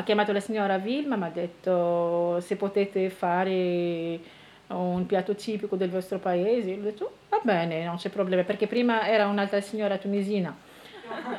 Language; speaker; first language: Italian; non-native, learner; Arabic